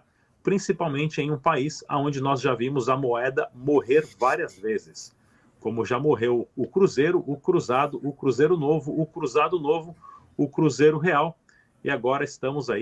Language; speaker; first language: Portuguese; native; Portuguese